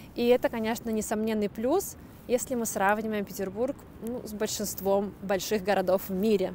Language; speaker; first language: Russian; native; Russian